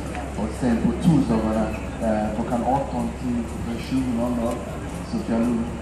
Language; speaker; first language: Swedish; non-native, fluent; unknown